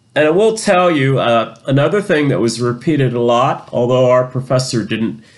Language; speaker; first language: English; native; English